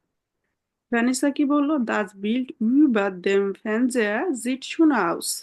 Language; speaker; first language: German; non-native, fluent; Bangla